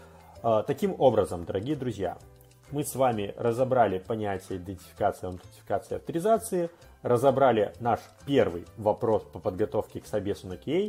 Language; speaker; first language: Russian; native; Russian